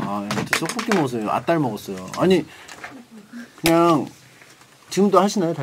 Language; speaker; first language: Korean; native; Korean